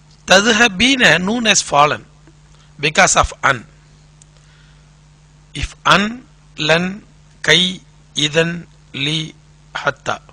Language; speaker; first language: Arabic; non-native, fluent; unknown